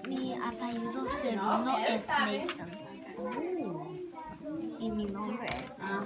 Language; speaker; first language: Spanish; non-native, learner; English